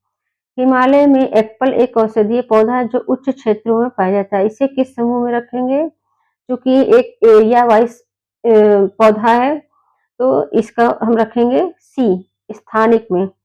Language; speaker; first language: Hindi; native; Hindi